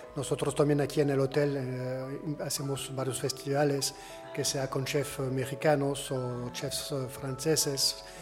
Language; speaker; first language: Spanish; non-native, fluent; French